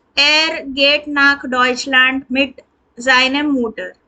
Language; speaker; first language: German; non-native, learner; Hindi